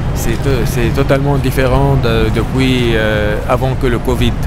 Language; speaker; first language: French; non-native, fluent; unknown